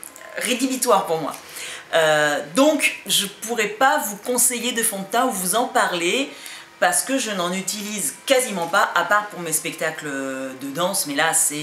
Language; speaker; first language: French; native; French